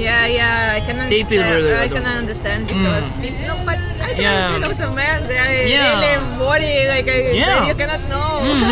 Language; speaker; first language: English; non-native, learner; Russian